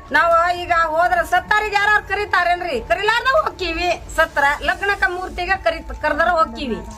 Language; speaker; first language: Kannada; non-native, local second language; Lambadi